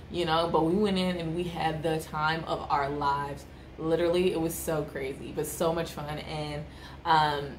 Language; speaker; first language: English; native; English